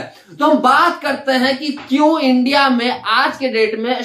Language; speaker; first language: Hindi; native; Hindi